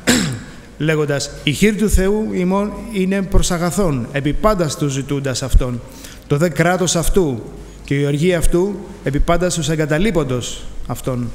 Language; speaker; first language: Greek; native; Greek